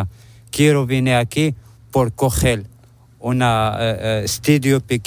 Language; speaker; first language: Spanish; non-native, learner; Arabic